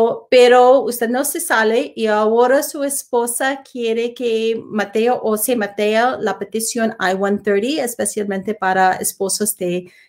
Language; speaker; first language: Spanish; non-native, learner; English